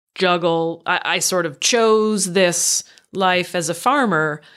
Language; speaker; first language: English; native; English